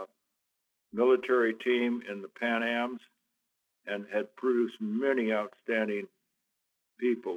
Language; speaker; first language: English; native; English